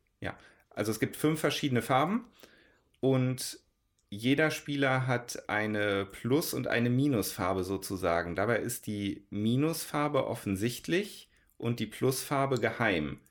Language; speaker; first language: German; native; German